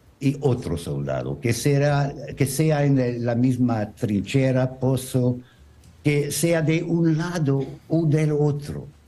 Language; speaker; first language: Spanish; non-native, learner; French